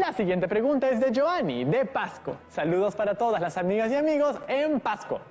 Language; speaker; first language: Spanish; native; Spanish